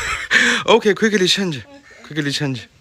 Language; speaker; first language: English; non-native, learner; Chinese